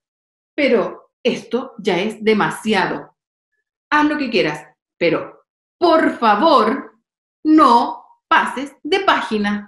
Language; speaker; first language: Spanish; native; Spanish